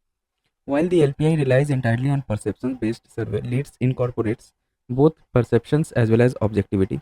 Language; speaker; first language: English; non-native, local second language; Hindi